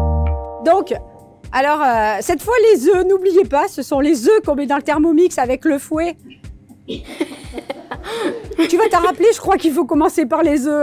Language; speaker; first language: French; native; French